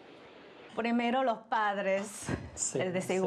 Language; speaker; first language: Spanish; non-native, fluent; Chinese